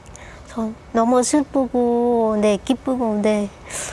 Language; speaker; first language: Korean; non-native, local second language; Lao